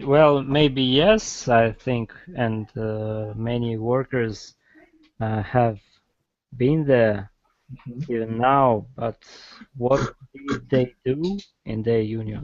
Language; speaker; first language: English; non-native, fluent; Russian